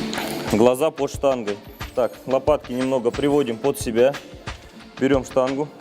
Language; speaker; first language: Russian; native; Russian